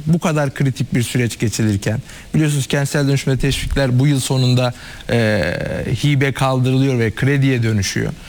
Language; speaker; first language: Turkish; native; Turkish